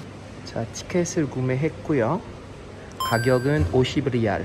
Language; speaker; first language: Korean; non-native, fluent; French